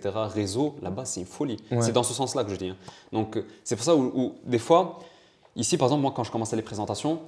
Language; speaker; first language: French; early bilingual, other home language; Italian